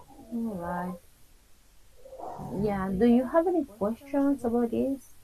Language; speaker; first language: English; non-native, fluent; Spanish